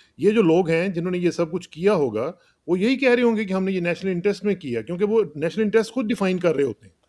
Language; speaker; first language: Urdu; non-native, local second language; Punjabi